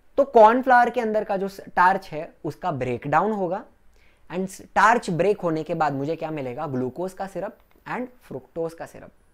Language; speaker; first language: Hindi; non-native, local second language; Gujarati